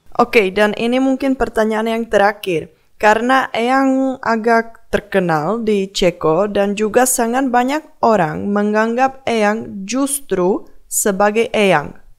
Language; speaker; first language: Indonesian; non-native, fluent; Czech